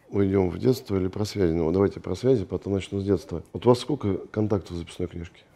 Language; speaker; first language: Russian; native; Russian